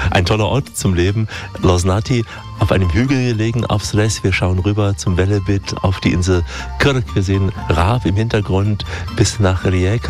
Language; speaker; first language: German; native; German